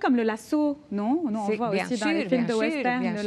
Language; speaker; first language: French; non-native, local second language; Arabic